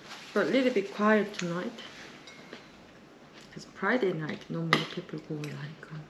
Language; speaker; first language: English; non-native, learner; Korean